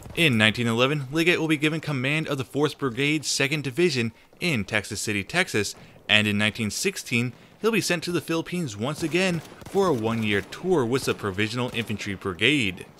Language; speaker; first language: English; native; English